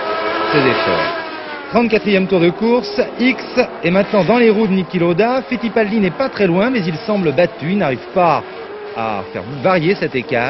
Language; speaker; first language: French; native; French